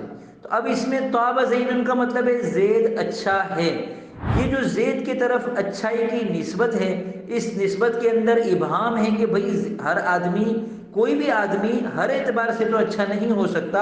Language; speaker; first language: Urdu; native; Urdu